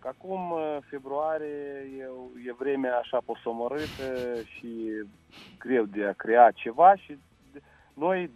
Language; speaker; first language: Romanian; non-native, local second language; Russian